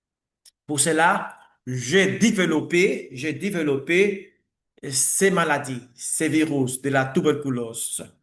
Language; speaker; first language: French; non-native, learner; Spanish